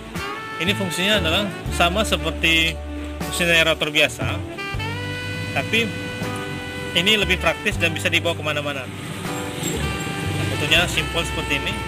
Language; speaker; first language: Indonesian; native; Indonesian